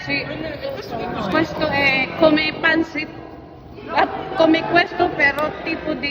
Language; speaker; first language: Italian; non-native, learner; Filipino